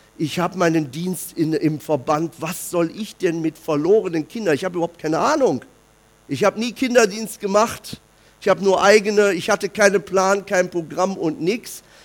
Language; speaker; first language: German; native; German